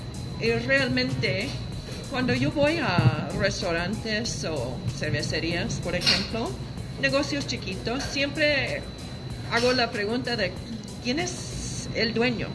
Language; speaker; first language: Spanish; non-native, fluent; English